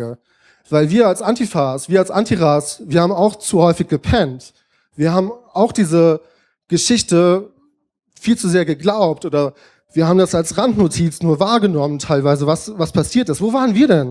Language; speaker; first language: German; native; German